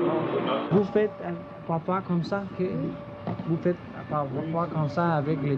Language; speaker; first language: French; non-native, learner; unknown